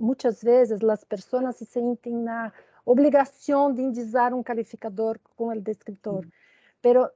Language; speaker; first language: Spanish; non-native, fluent; Portuguese